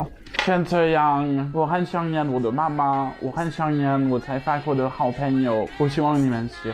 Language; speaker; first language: Chinese; non-native, fluent; French